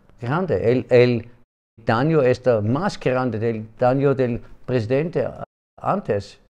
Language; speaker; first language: Spanish; non-native, learner; German